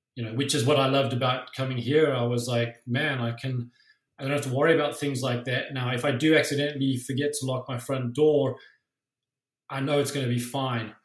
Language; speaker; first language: English; native; English